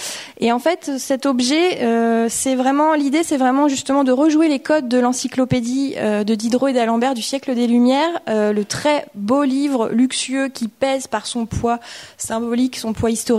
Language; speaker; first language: French; native; French